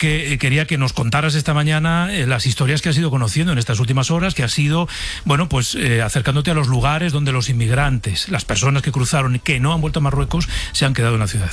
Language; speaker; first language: Spanish; native; Spanish